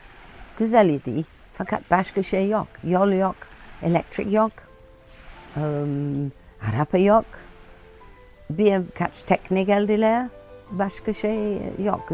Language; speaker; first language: Turkish; non-native, learner; English